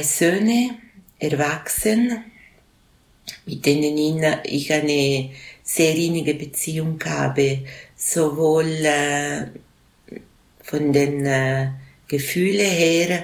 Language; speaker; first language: German; non-native, local second language; Italian